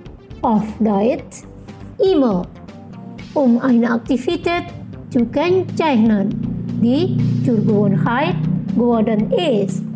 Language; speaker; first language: German; non-native, fluent; Indonesian